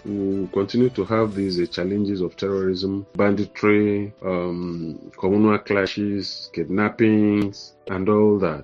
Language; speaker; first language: English; non-native, local second language; Igbo